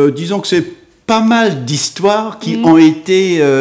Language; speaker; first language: French; native; French